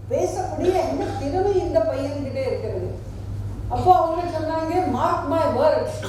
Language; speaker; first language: Tamil; non-native, local second language; Marathi